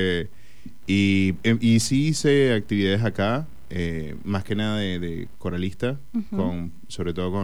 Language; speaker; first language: Spanish; native; Spanish